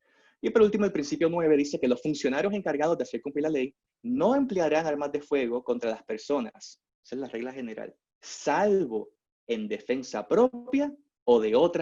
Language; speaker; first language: Spanish; native; Spanish